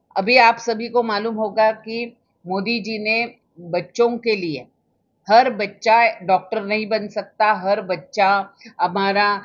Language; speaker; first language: Hindi; non-native, local second language; Marathi